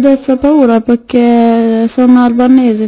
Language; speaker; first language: Italian; non-native, learner; Albanian